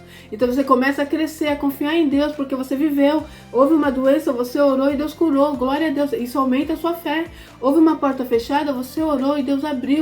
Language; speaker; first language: Portuguese; native; Portuguese